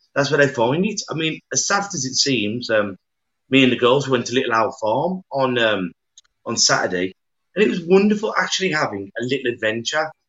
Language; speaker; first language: English; native; English